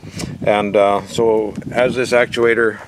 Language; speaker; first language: English; native; English